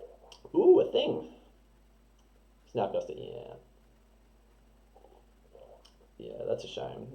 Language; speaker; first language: English; native; English